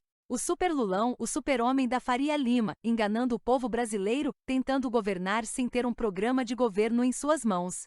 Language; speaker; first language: Portuguese; native; Portuguese